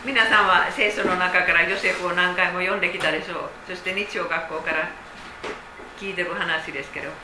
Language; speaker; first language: Japanese; non-native, fluent; Finnish